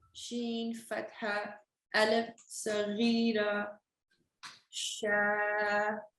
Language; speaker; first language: Arabic; non-native, learner; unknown